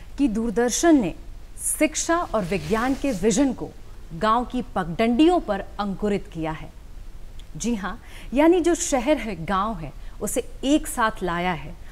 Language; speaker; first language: Hindi; native; Hindi